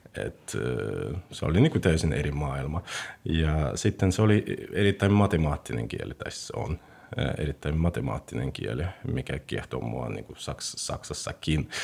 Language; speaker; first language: Finnish; non-native, fluent; Russian